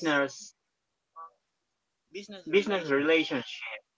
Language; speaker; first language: English; non-native, learner; Spanish